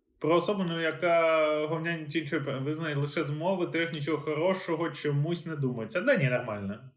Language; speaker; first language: Ukrainian; native; Ukrainian